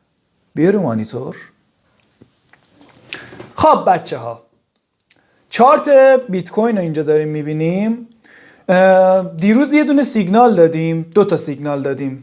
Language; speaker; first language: Persian; native; Persian